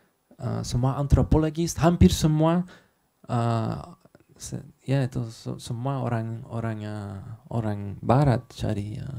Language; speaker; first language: Indonesian; non-native, learner; Dutch